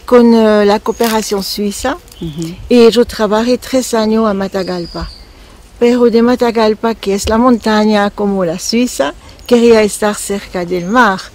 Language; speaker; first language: Spanish; non-native, fluent; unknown